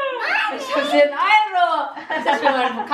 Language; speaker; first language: German; early bilingual, other home language; Cebuano